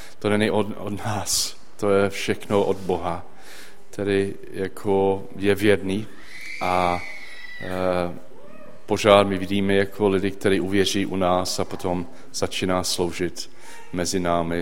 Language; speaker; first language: Czech; non-native, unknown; English